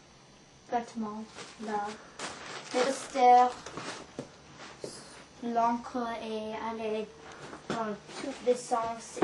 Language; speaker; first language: French; early bilingual, heritage; English